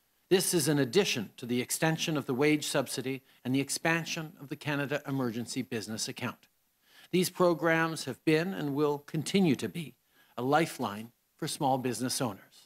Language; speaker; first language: English; native; English